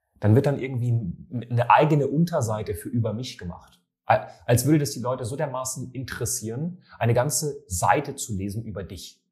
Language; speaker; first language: German; native; German